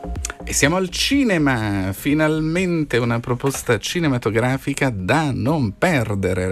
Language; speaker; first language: Italian; native; Italian